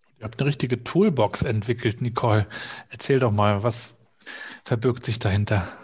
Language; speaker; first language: German; native; German